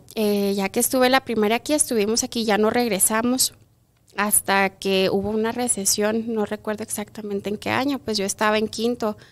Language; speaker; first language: Spanish; native; Spanish